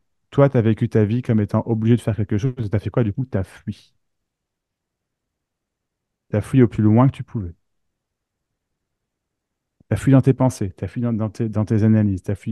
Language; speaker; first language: French; native; French